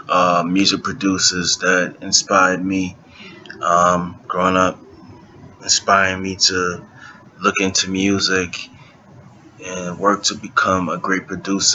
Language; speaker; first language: English; native; English